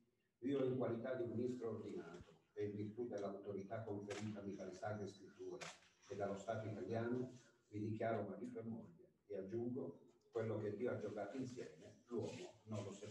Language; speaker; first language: Italian; native; Italian